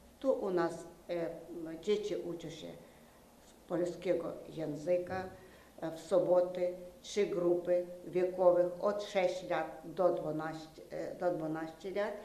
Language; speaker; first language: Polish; non-native, learner; Ukrainian